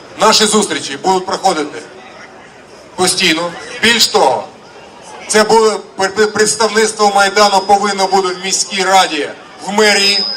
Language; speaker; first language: Ukrainian; non-native, local second language; Russian